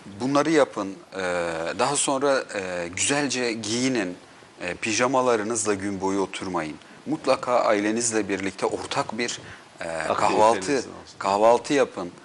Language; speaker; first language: Turkish; native; Turkish